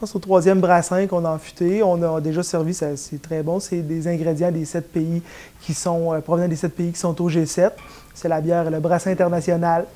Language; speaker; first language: French; native; French